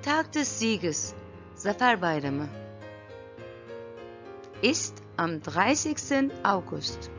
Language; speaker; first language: German; non-native, fluent; Turkish